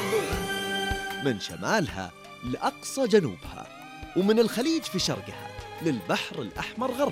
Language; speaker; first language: Arabic; native; Arabic